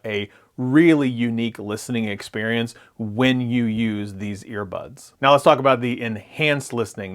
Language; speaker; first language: English; native; English